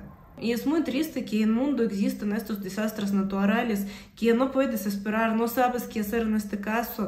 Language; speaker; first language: Spanish; non-native, fluent; Russian